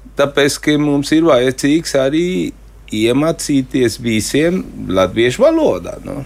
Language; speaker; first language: Latvian; non-native, fluent; Spanish